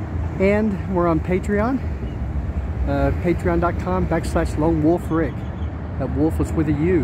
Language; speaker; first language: English; native; English